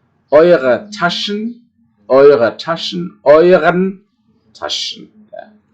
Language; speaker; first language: German; non-native, fluent; Indonesian